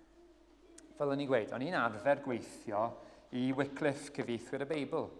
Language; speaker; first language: Welsh; native; Welsh